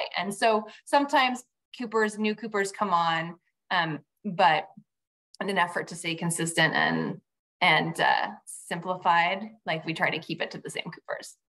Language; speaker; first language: English; native; English